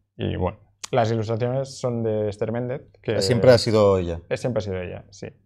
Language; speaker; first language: Spanish; native; Spanish